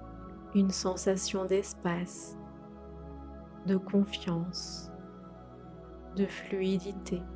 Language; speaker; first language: French; native; French